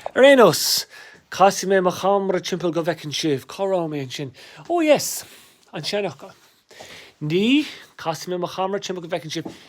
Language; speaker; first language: Irish; native; Irish